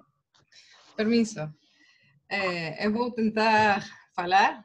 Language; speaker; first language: Portuguese; non-native, learner; Spanish